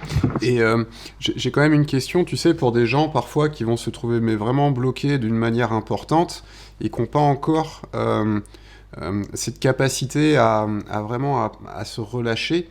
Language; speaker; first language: French; native; French